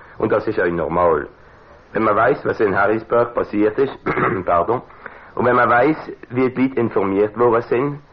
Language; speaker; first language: German; non-native, local second language; Swiss German